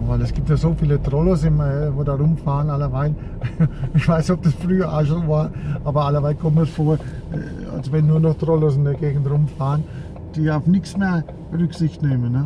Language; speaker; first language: German; native; German